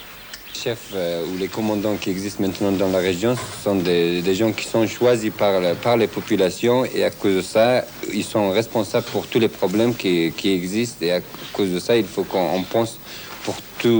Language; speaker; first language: French; non-native, fluent; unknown